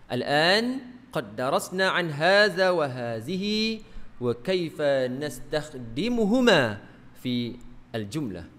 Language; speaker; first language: Arabic; non-native, fluent; Malay